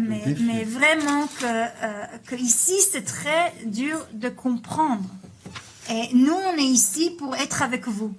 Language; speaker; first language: French; early bilingual, heritage; Hebrew